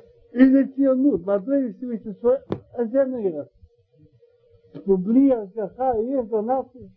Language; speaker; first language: Hebrew; non-native, learner; Russian